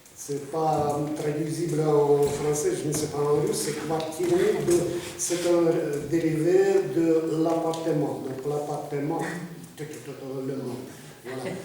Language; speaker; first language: French; non-native, fluent; Russian